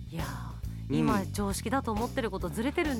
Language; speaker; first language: Japanese; native; Japanese